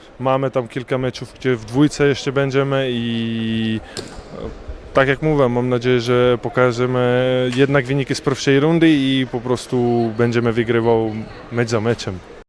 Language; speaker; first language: Polish; non-native, learner; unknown